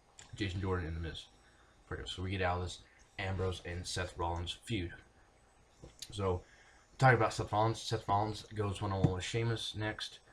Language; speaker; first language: English; native; English